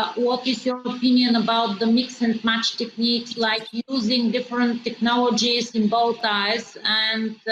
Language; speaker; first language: English; non-native, fluent; Bulgarian